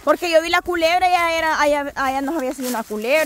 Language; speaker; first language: Spanish; native; Spanish